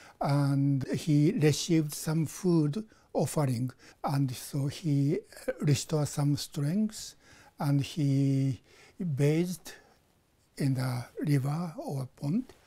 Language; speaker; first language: English; non-native, fluent; Japanese